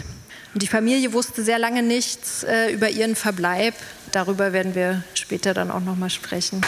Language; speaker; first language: German; native; German